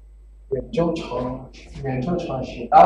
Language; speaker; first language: Chinese; non-native, learner; Japanese